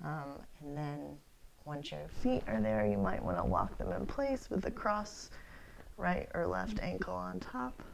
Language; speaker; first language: English; native; English